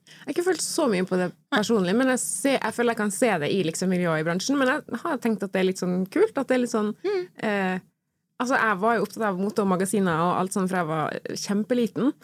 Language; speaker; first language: Norwegian; native; Norwegian